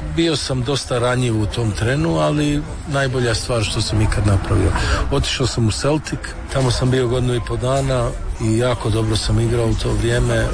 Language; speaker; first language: Serbian; early bilingual, heritage; Croatian